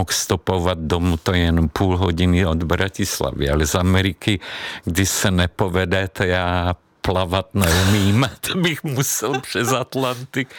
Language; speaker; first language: Czech; non-native, fluent; Hungarian